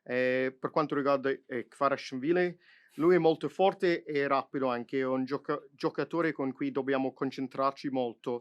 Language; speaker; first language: Italian; non-native, fluent; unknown